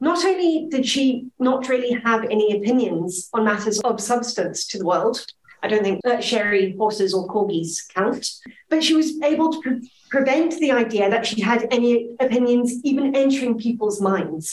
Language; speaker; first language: English; native; English